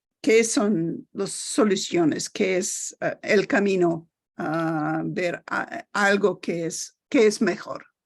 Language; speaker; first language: Spanish; non-native, learner; English